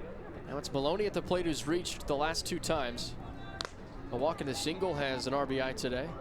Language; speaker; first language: English; native; English